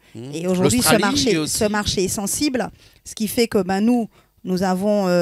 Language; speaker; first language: French; native; French